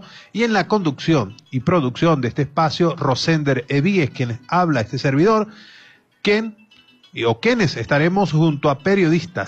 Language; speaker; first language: Spanish; native; Spanish